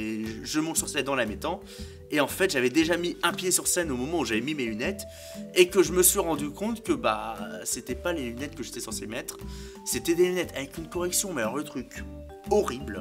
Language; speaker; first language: French; native; French